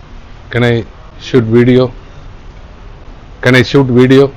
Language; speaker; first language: English; non-native, learner; Tamil